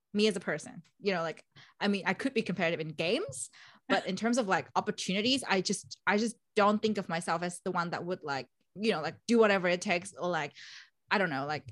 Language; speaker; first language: English; non-native, fluent; Vietnamese